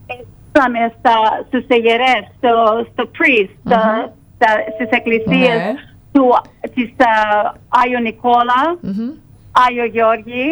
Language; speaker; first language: Greek; early bilingual, heritage; Greek